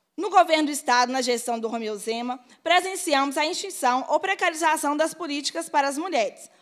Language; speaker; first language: Portuguese; native; Portuguese